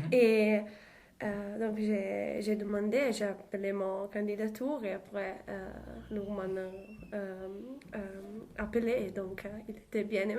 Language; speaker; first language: French; non-native, learner; Italian